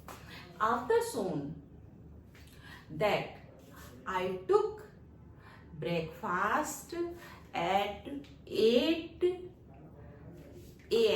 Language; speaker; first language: English; non-native, learner; Hindi